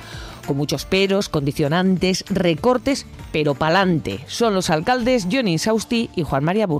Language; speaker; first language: Spanish; native; Spanish